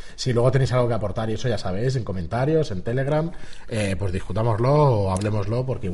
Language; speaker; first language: Spanish; native; Spanish